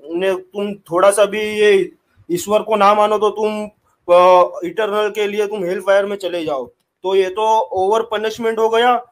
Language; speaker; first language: Hindi; non-native, local second language; Gujarati